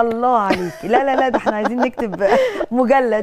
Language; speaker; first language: Arabic; native; Arabic